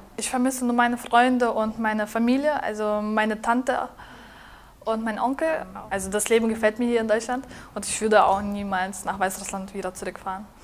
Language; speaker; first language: German; early bilingual, other home language; Russian